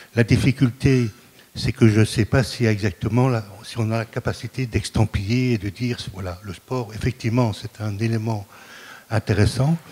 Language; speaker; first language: French; native; French